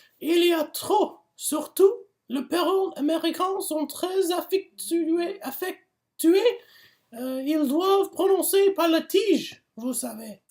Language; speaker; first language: French; non-native, learner; English